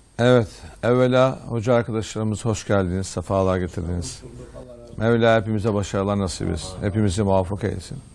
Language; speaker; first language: Turkish; native; Turkish